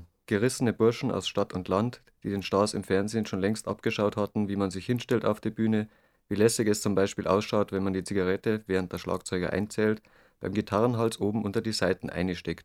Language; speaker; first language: German; native; German